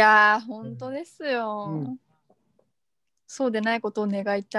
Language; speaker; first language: Japanese; native; Japanese